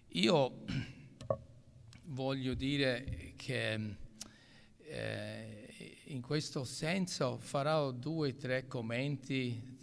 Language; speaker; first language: Italian; non-native, local second language; English